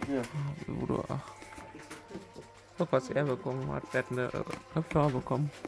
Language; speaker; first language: German; native; German